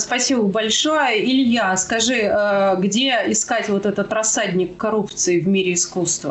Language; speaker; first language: Russian; native; Russian